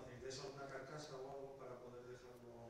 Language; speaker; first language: Spanish; native; Spanish